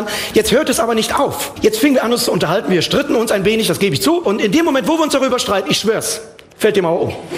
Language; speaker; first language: German; native; German